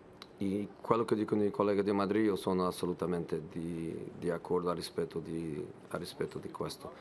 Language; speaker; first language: Italian; non-native, fluent; Portuguese